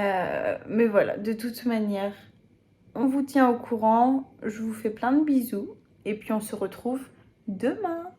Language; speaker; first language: French; native; French